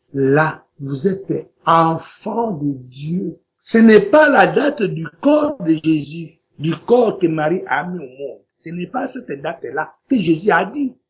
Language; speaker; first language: French; non-native, local second language; Lingala